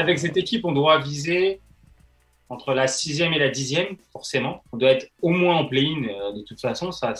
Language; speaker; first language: French; native; French